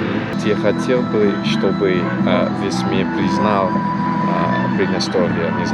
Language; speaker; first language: Russian; non-native, learner; English